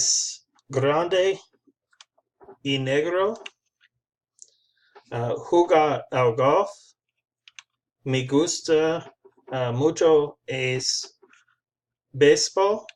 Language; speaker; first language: Spanish; non-native, learner; English